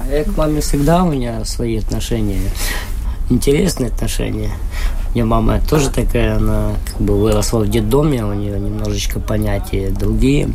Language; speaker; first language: Russian; non-native, local second language; Ukrainian